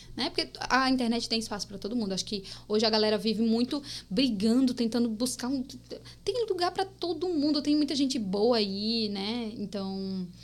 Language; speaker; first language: Portuguese; native; Portuguese